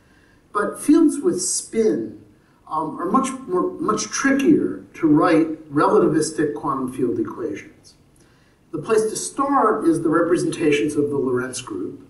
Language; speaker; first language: English; native; English